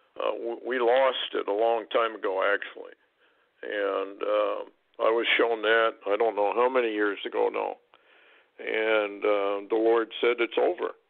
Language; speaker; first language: English; native; English